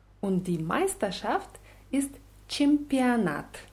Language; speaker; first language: German; non-native, fluent; Russian